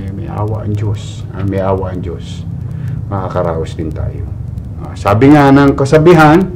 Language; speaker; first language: Filipino; native; Filipino